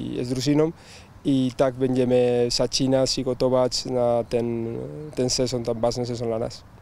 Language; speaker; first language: Polish; non-native, learner; Spanish